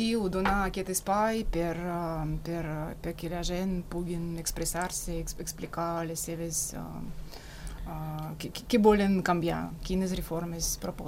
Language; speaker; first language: Catalan; non-native, fluent; Russian